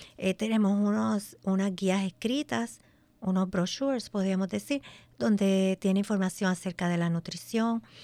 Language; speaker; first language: Spanish; native; Spanish